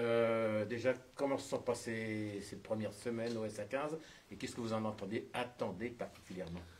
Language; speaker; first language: French; native; French